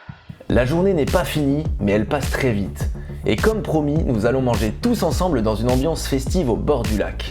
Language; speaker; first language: French; native; French